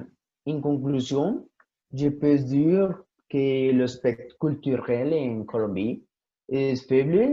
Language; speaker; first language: French; non-native, learner; Spanish